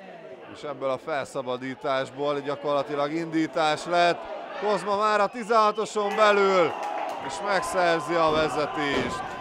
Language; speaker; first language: Hungarian; native; Hungarian